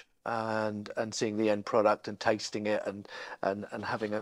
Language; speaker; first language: English; native; English